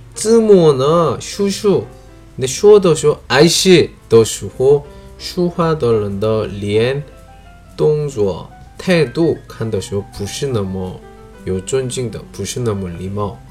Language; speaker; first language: Chinese; non-native, learner; Korean